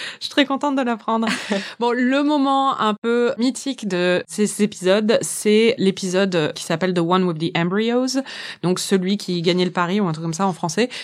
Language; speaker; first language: French; native; French